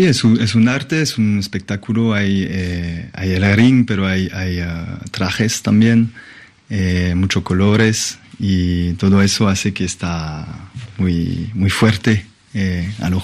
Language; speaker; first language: Spanish; non-native, fluent; French